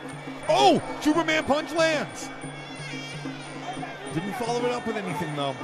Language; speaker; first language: English; native; English